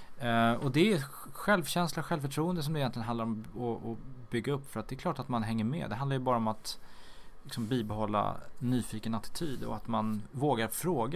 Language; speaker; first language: Swedish; native; Swedish